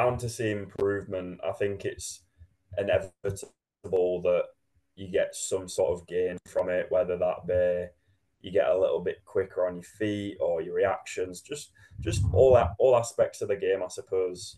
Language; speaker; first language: English; native; English